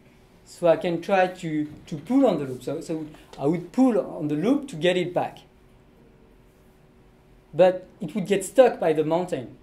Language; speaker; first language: English; non-native, fluent; French